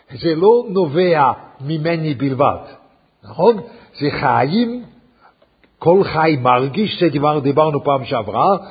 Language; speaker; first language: Hebrew; non-native, fluent; English